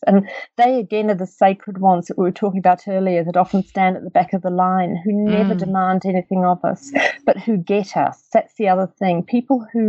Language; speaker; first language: English; native; English